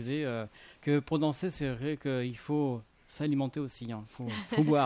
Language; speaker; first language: French; native; French